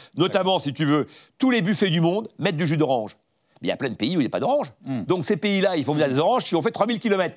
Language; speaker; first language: French; native; French